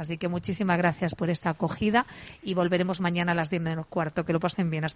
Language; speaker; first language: Spanish; native; Spanish